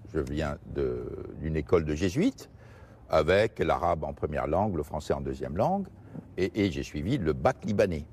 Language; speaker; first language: French; non-native, local second language; Portuguese